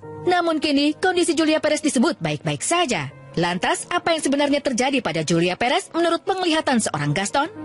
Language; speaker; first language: Indonesian; native; Indonesian